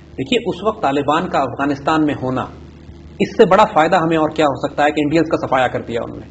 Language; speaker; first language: Urdu; native; Urdu